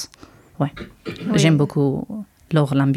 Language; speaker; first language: French; non-native, learner; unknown